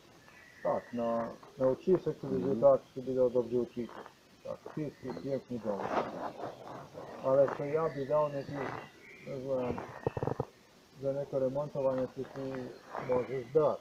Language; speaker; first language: Polish; non-native, learner; Croatian